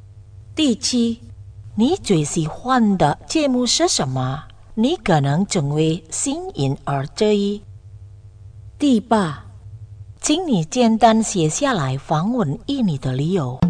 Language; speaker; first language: Chinese; non-native, learner; Indonesian